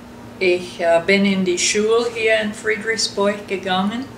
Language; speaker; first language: German; early bilingual, heritage; German